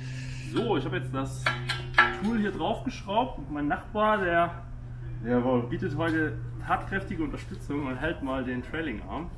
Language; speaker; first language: German; native; German